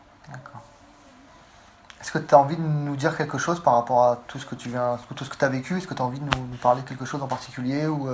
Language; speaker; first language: French; native; French